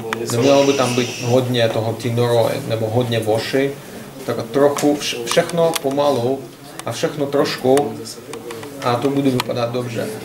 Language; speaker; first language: Czech; non-native, learner; Russian